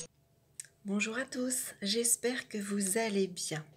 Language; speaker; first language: French; native; French